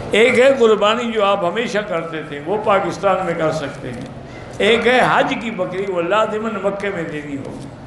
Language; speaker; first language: Urdu; native; Urdu